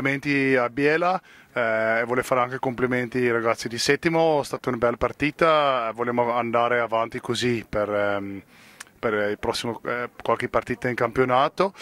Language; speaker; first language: Italian; non-native, fluent; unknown